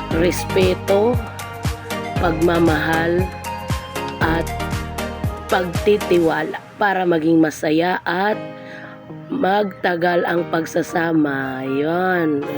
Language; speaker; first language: Filipino; non-native, local second language; Cebuano